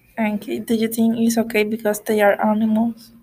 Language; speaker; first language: English; non-native, learner; Spanish